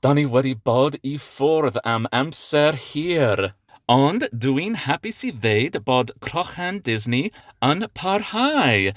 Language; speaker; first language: Welsh; non-native, learner; English